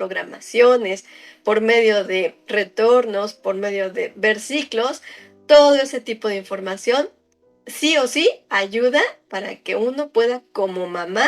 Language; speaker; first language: Spanish; native; Spanish